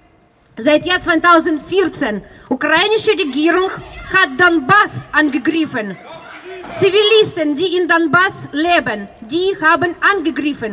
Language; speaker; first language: German; non-native, fluent; Russian